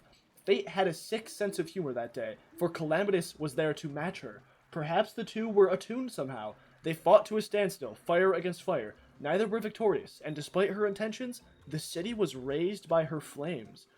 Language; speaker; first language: English; native; English